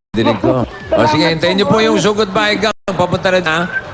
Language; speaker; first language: Filipino; native; Filipino